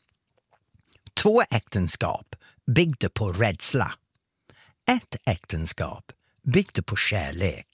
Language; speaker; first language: Swedish; non-native, fluent; English